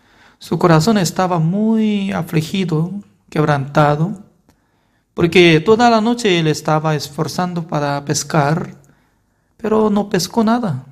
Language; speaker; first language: Spanish; non-native, fluent; Korean